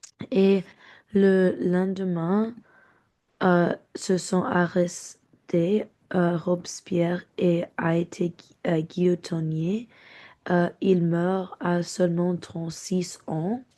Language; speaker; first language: French; non-native, learner; English